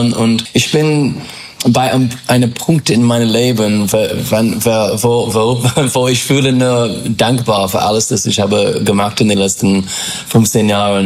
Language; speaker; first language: German; non-native, fluent; English